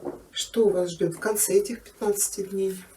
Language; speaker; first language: Russian; native; Russian